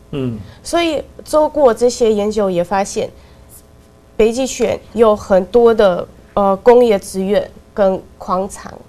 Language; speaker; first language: Chinese; non-native, fluent; Russian